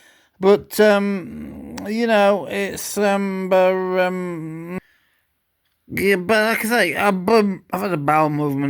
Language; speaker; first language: English; native; English